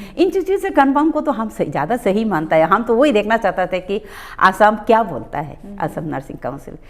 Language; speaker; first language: Hindi; non-native, local second language; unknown